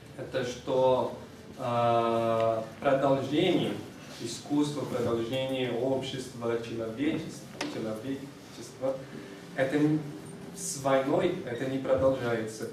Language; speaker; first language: Russian; non-native, fluent; Portuguese